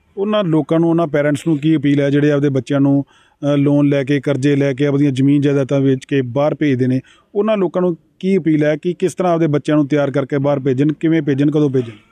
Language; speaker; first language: Punjabi; native; Punjabi